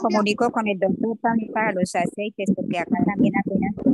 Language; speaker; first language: Spanish; native; Spanish